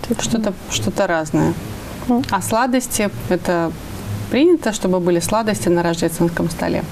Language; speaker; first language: Russian; native; Russian